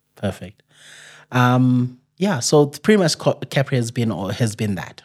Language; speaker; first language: English; non-native, local second language; Xhosa